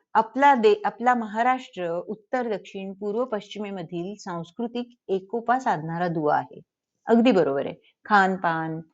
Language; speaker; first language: Marathi; early bilingual, heritage; Marathi